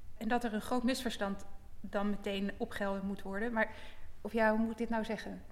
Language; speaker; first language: Dutch; native; Dutch